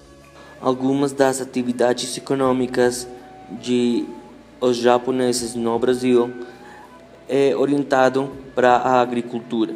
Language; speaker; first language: Portuguese; non-native, learner; Spanish